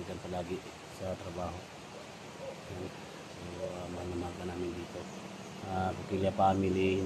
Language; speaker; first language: Filipino; non-native, local second language; Cebuano